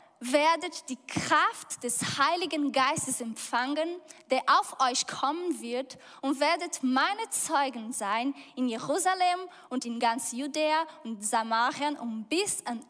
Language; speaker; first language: German; non-native, fluent; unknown